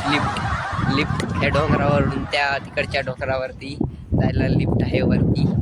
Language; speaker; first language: Marathi; non-native, local second language; Kukna